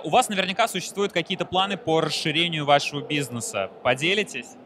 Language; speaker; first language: Russian; native; Russian